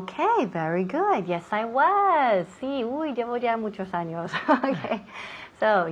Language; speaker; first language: Spanish; non-native, fluent; English